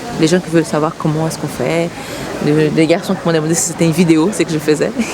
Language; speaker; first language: French; non-native, fluent; Portuguese